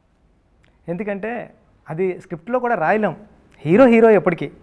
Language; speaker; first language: Telugu; native; Telugu